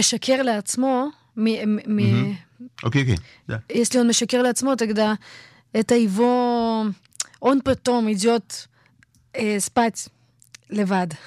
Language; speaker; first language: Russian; early bilingual, heritage; Russian